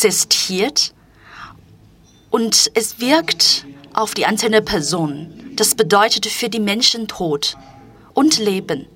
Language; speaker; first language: German; non-native, fluent; Chinese